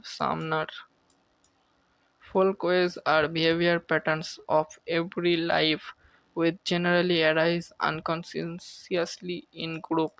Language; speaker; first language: English; non-native, local second language; Bangla